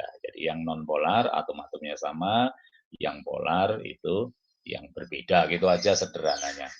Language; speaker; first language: Indonesian; native; Indonesian